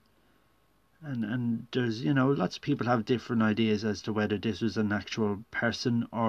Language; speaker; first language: English; native; English